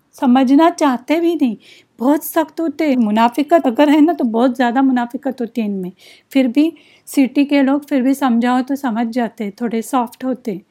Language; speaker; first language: Urdu; native; Urdu